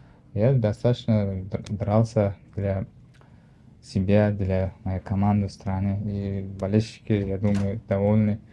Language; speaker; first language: Russian; non-native, learner; Uzbek